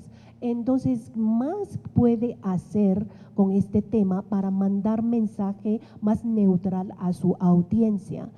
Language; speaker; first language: Spanish; non-native, fluent; Chinese